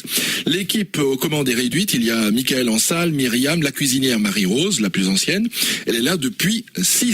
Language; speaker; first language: French; native; French